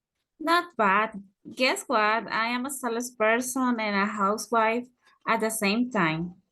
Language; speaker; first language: English; non-native, learner; Spanish